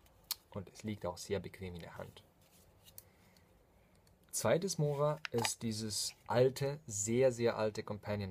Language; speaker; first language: German; non-native, fluent; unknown